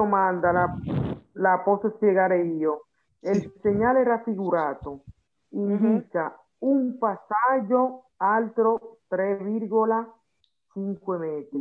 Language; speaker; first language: Italian; non-native, fluent; Spanish